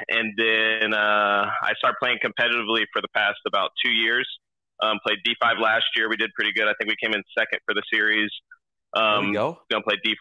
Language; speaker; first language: English; native; English